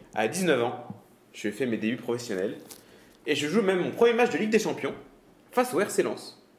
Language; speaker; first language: French; native; French